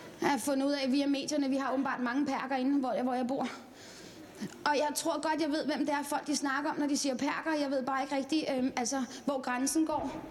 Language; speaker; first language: Danish; non-native, fluent; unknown